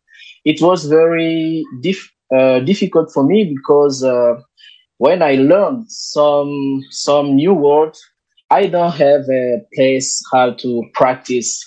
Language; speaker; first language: English; non-native, learner; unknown